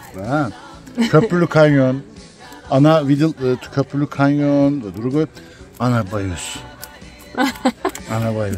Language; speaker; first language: Russian; non-native, learner; Turkish